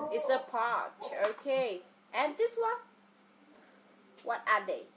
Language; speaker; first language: English; non-native, fluent; Vietnamese